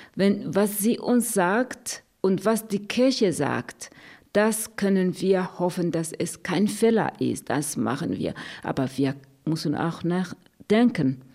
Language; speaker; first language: German; non-native, fluent; Rundi